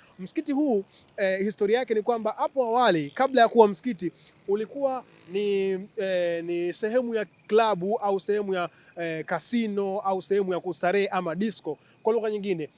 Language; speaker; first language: Swahili; native; Swahili